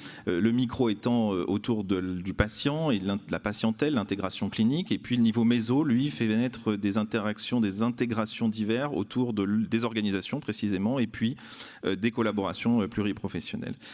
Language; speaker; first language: French; native; French